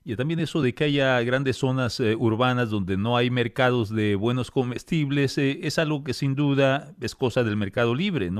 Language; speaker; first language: Spanish; native; Spanish